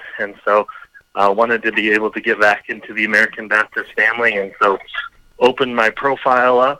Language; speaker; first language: English; native; English